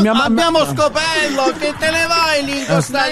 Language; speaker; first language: Italian; native; Italian